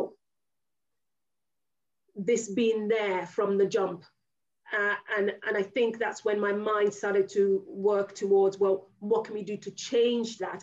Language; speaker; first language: English; non-native, local second language; Yoruba